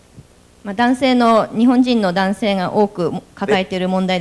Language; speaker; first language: Japanese; native; Japanese